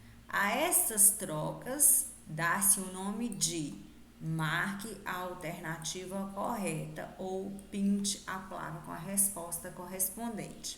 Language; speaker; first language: Portuguese; native; Portuguese